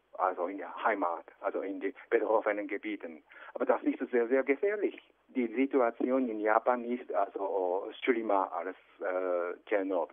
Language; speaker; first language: German; non-native, fluent; Japanese